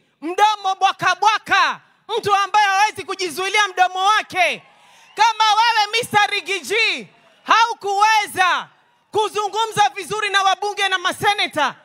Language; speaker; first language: Swahili; native; Swahili